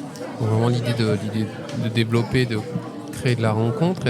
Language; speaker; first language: French; native; French